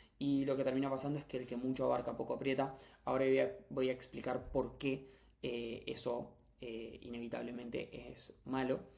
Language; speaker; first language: Spanish; native; Spanish